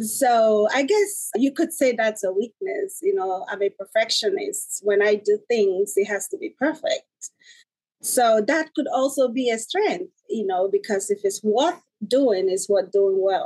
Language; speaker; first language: English; non-native, local second language; Igbo